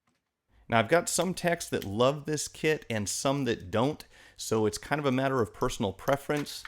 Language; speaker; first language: English; native; English